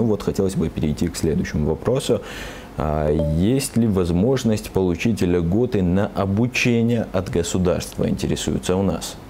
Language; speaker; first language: Russian; native; Russian